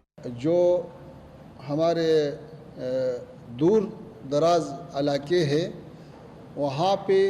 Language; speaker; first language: Hindi; non-native, fluent; Pashto